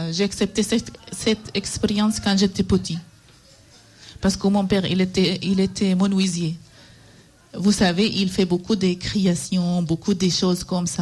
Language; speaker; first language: French; non-native, learner; Arabic